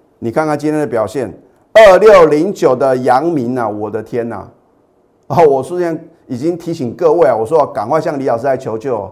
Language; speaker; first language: Chinese; native; Chinese